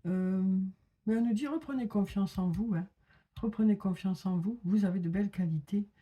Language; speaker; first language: French; native; French